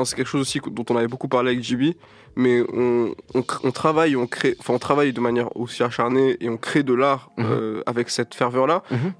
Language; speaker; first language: French; native; French